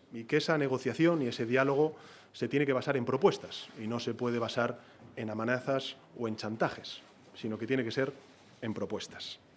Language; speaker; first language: Spanish; native; Spanish